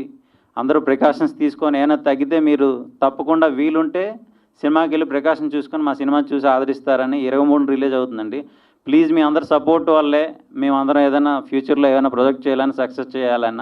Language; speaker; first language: Telugu; native; Telugu